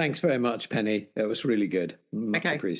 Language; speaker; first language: English; native; English